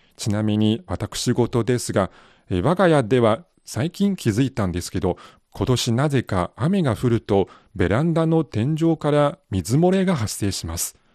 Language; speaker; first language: Japanese; non-native, fluent; Chinese